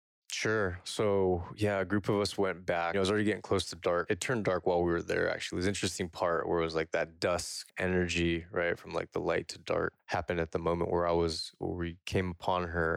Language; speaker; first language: English; native; English